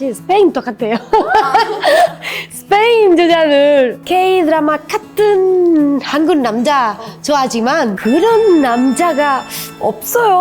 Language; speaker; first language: Korean; non-native, learner; Spanish